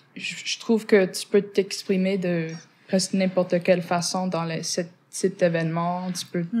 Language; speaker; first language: French; non-native, fluent; English